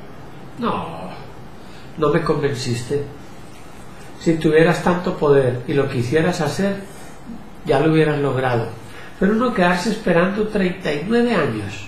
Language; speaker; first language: Spanish; native; Spanish